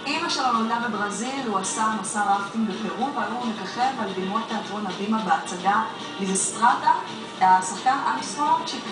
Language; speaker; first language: Hebrew; native; Hebrew